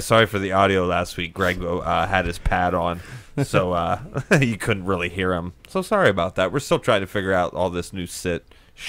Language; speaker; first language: English; native; English